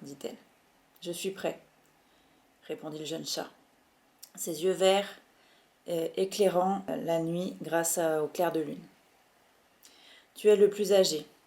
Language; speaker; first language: French; native; French